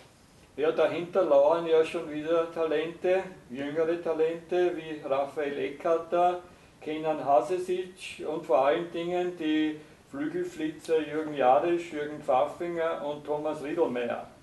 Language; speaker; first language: German; native; German